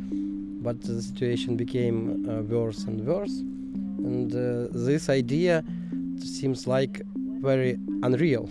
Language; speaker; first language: English; non-native, learner; Ukrainian